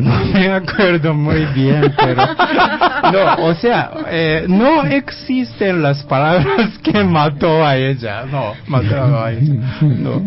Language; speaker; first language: Spanish; non-native, fluent; Japanese